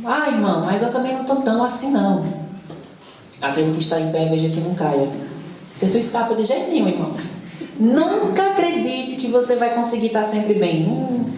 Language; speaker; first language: Portuguese; native; Portuguese